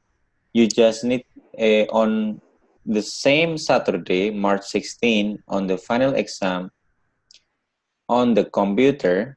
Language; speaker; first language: English; non-native, learner; Indonesian